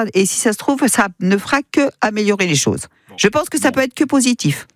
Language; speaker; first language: French; native; French